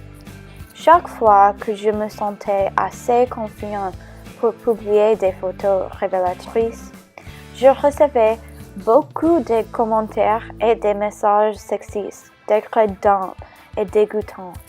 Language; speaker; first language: French; non-native, learner; English